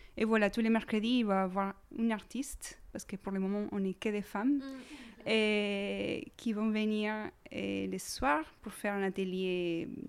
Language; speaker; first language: French; non-native, fluent; Spanish